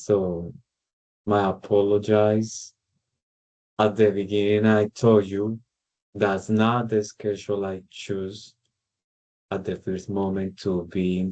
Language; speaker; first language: English; non-native, learner; Spanish